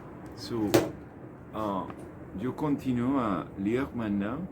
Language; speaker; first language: French; non-native, learner; Spanish